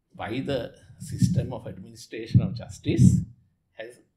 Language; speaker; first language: English; non-native, local second language; Sinhala